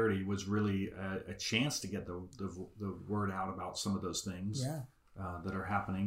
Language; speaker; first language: English; native; English